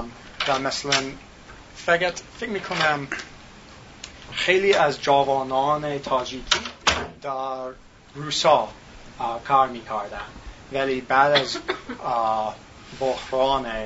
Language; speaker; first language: Tajik; non-native, learner; English